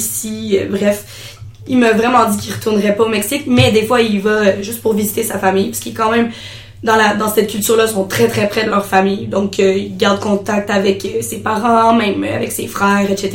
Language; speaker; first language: French; native; French